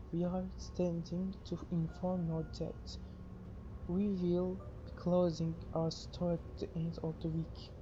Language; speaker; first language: English; non-native, learner; Turkish